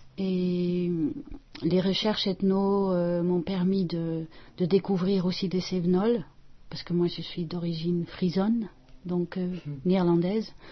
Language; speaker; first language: French; non-native, fluent; Dutch